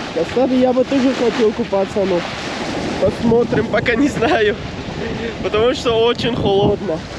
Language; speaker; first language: Russian; non-native, local second language; Kyrgyz